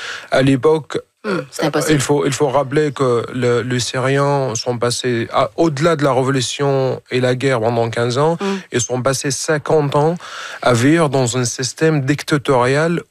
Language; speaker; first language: French; non-native, fluent; Arabic